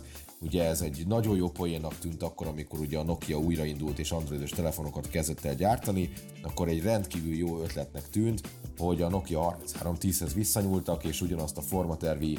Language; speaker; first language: Hungarian; native; Hungarian